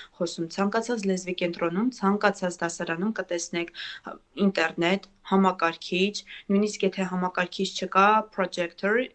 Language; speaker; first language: Armenian; native; Armenian